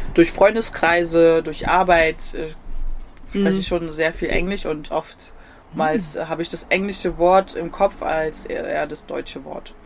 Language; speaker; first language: German; native; German